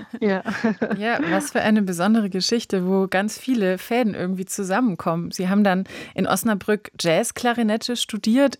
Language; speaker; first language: German; native; German